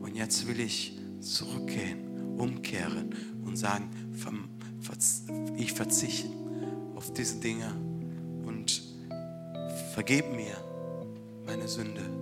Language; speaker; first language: German; non-native, fluent; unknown